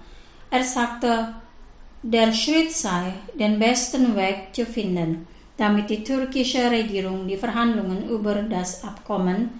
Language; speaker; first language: German; non-native, fluent; Indonesian